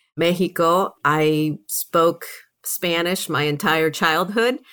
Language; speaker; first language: English; early bilingual, other home language; Spanish